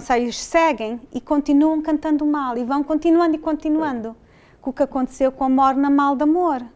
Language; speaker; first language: Portuguese; early bilingual, heritage; English